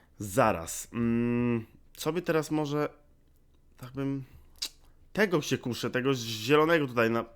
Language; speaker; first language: Polish; native; Polish